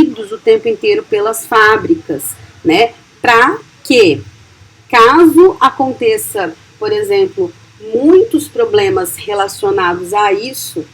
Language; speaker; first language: Portuguese; native; Portuguese